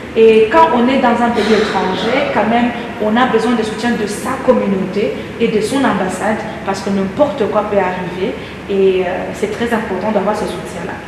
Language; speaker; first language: French; non-native, local second language; Kinyarwanda